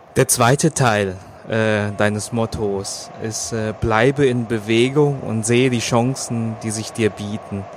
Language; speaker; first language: German; native; German